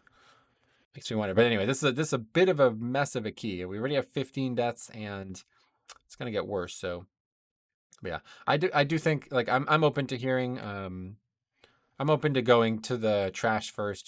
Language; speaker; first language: English; native; English